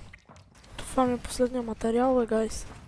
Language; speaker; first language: Bulgarian; native; Bulgarian